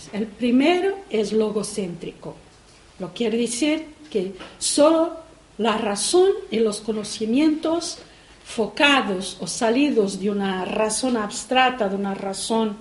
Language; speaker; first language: Spanish; non-native, fluent; Portuguese